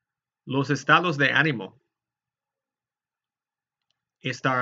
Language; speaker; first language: Spanish; non-native, fluent; English